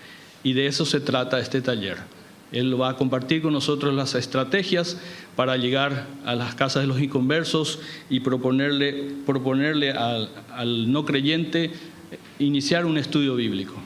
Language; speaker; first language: Spanish; native; Spanish